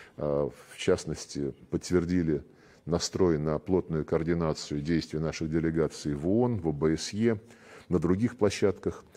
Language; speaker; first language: Russian; native; Russian